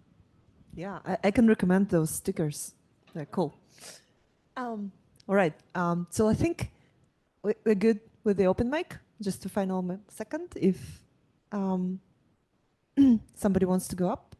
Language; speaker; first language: English; non-native, fluent; Russian